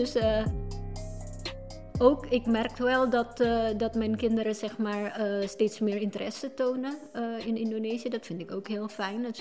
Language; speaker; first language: Dutch; non-native, fluent; Indonesian